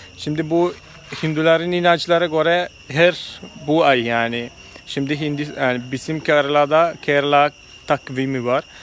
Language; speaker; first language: Turkish; non-native, fluent; Malayalam